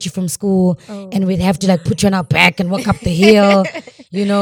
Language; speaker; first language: English; non-native, local second language; Xhosa